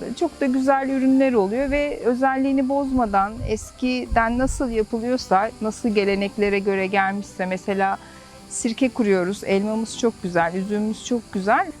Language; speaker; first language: Turkish; native; Turkish